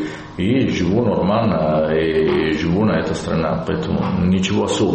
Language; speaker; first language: Russian; non-native, learner; Italian